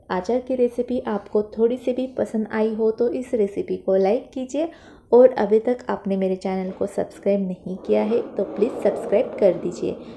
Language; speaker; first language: Hindi; non-native, local second language; Marathi